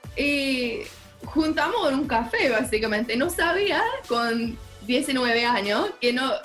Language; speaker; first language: Spanish; non-native, learner; English